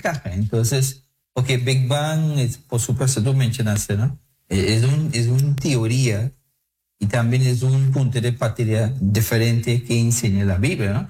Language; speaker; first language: Spanish; non-native, fluent; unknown